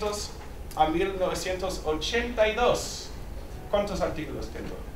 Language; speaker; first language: Spanish; non-native, fluent; English